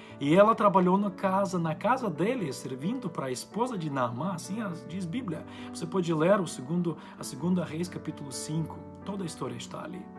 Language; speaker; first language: Portuguese; non-native, fluent; Ukrainian